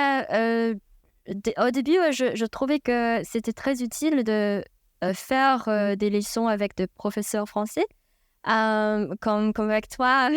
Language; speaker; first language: French; non-native, fluent; Chinese